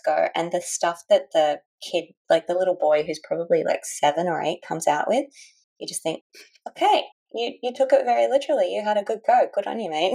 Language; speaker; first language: English; native; English